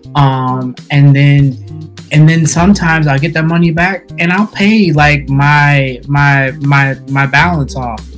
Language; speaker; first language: English; native; English